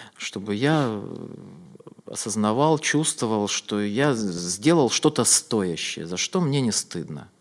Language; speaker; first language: Russian; native; Russian